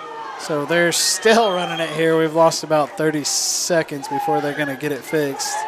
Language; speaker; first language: English; native; English